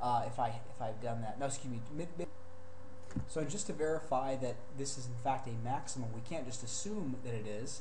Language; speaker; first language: English; native; English